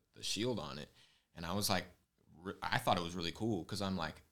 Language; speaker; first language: English; native; English